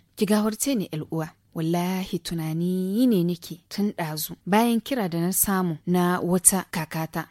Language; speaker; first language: Hausa; native; Hausa